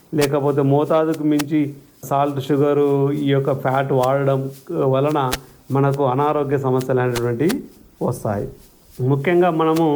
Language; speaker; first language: Telugu; native; Telugu